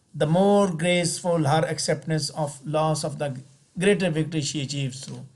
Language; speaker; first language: English; non-native, local second language; Urdu